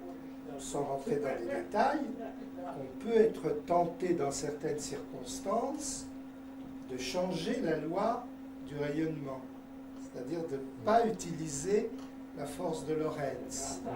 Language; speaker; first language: French; native; French